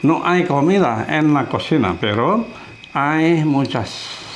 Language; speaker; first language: Spanish; non-native, fluent; Indonesian